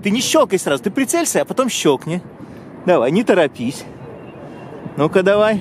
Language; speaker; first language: Russian; native; Russian